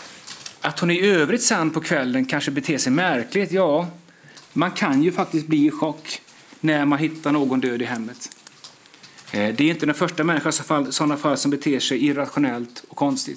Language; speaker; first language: Swedish; native; Swedish